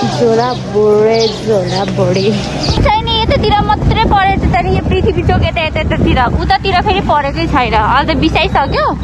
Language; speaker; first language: Nepali; non-native, local second language; Gurung